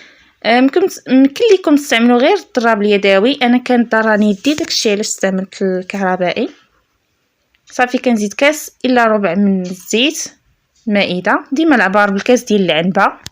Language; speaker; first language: Arabic; native; Arabic